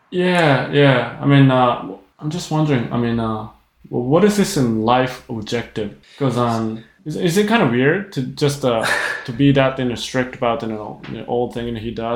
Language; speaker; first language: English; non-native, fluent; Japanese